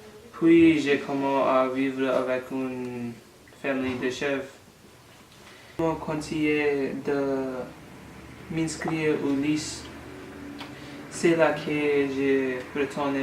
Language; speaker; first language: French; non-native, learner; English